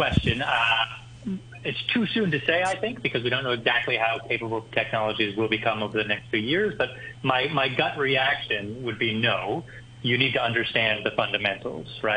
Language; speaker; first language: English; native; English